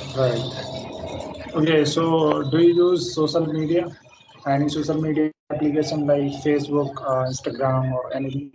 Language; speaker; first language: English; non-native, fluent; Hindi